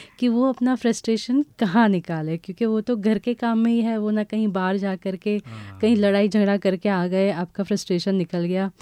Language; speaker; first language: Hindi; non-native, local second language; Gujarati